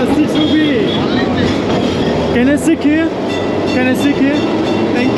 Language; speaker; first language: English; non-native, learner; Vietnamese